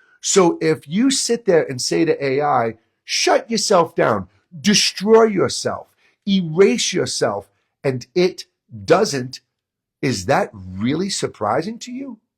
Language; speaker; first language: English; native; English